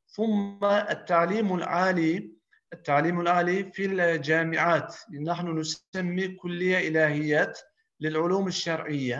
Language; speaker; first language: Arabic; non-native, fluent; Turkish